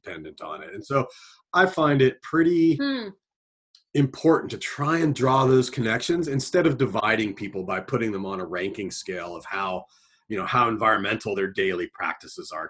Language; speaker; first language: English; native; English